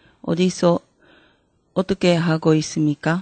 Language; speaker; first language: Korean; non-native, fluent; Japanese